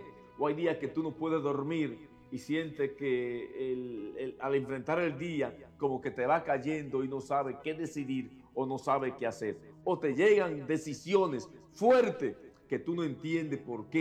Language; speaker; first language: Spanish; native; Spanish